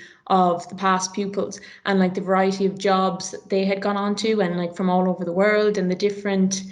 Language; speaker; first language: English; native; English